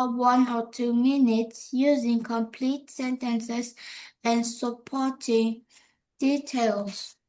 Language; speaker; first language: English; non-native, learner; Vietnamese